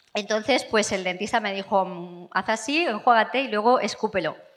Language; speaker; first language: Spanish; non-native, fluent; English